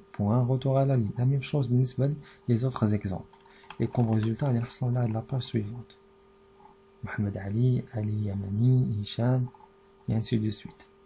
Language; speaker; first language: French; non-native, local second language; Arabic